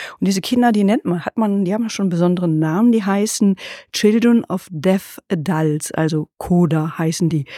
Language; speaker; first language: German; native; German